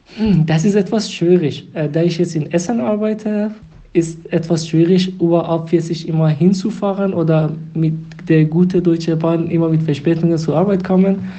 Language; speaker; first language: German; non-native, fluent; Persian